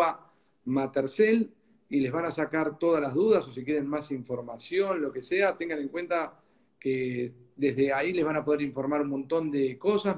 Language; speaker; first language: Spanish; native; Spanish